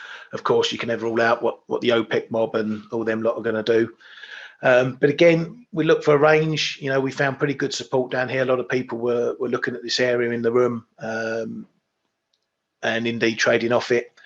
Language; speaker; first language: English; native; English